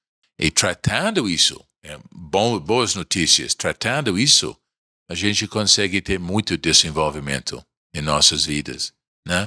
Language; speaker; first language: Portuguese; non-native, fluent; English